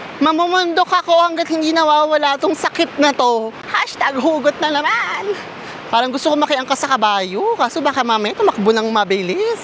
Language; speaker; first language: Filipino; native; Filipino